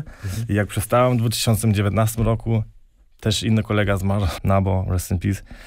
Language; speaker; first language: Polish; early bilingual, heritage; German